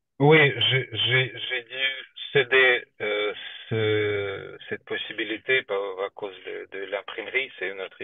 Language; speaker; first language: French; non-native, fluent; Russian